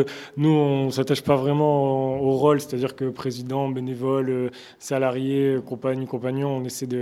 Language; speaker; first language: French; native; French